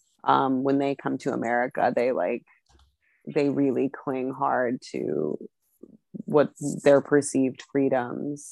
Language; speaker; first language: English; native; English